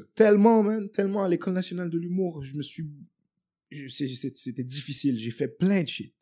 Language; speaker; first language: French; native; French